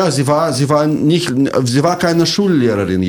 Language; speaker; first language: German; non-native, fluent; Russian